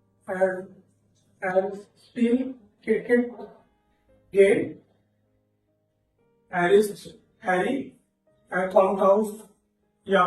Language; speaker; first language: German; non-native, learner; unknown